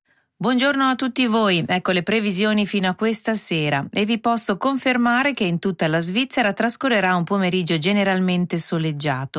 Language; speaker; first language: Italian; native; Italian